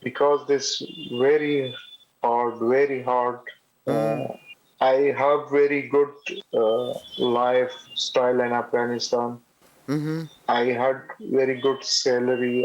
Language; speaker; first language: English; non-native, learner; Pashto